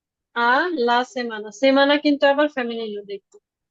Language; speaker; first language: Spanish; non-native, fluent; Bangla